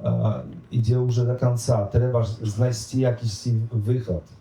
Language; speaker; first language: Polish; non-native, learner; Belarusian